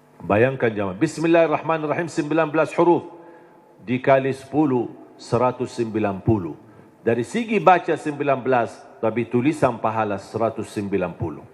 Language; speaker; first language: Indonesian; non-native, fluent; Arabic